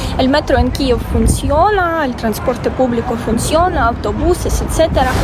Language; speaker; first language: Spanish; non-native, fluent; Ukrainian